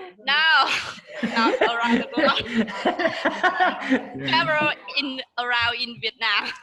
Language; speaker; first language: English; non-native, learner; Vietnamese